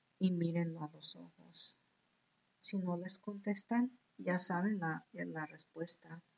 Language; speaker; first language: Spanish; early bilingual, heritage; Spanish